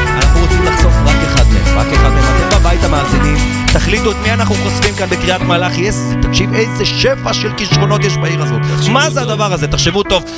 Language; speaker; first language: Hebrew; native; Hebrew